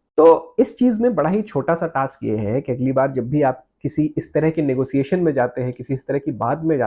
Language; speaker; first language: Hindi; native; Hindi